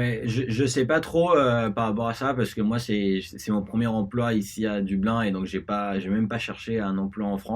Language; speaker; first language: French; early bilingual, other home language; Spanish